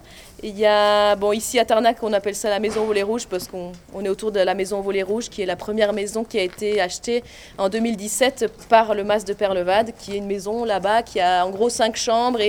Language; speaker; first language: French; native; French